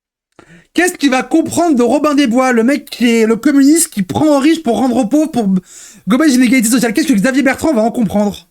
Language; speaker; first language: French; native; French